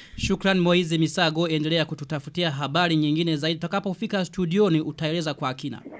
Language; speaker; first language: Swahili; non-native, local second language; Rundi